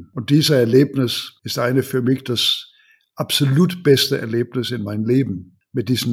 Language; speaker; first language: German; non-native, learner; Danish